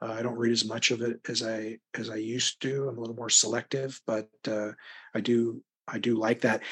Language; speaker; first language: English; native; English